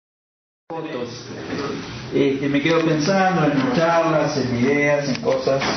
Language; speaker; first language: Spanish; native; Spanish